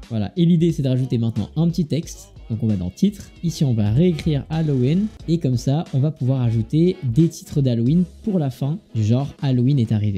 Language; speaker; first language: French; native; French